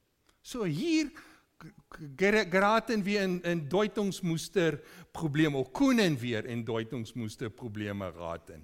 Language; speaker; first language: German; non-native, fluent; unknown